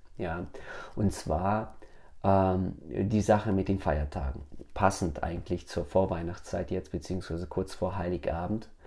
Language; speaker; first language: German; early bilingual, other home language; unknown